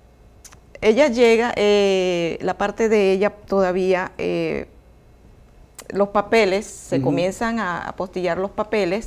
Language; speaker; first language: Spanish; native; Spanish